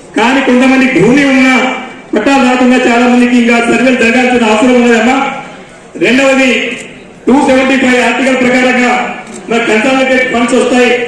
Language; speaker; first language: Telugu; non-native, local second language; Lambadi